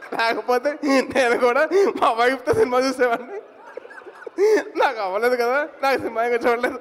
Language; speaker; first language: Telugu; native; Telugu